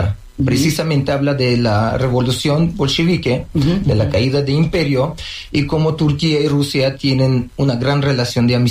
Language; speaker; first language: Spanish; non-native, fluent; Uzbek